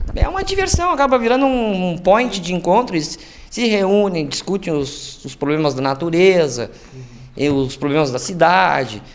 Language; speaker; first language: Portuguese; native; Portuguese